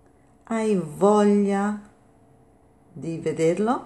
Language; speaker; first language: Italian; non-native, fluent; English